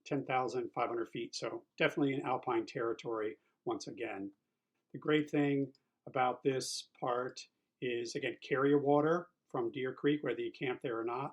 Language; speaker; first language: English; native; English